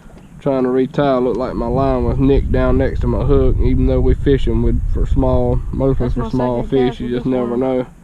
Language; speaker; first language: English; native; English